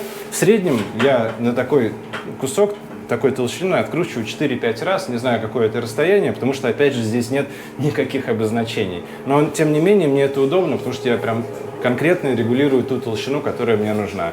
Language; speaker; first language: Russian; native; Russian